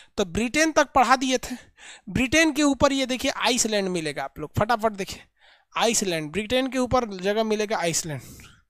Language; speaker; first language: Hindi; native; Hindi